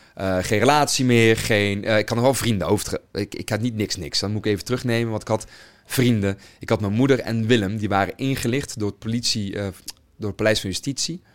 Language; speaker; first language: Dutch; native; Dutch